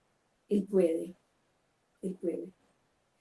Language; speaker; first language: Spanish; non-native, fluent; Portuguese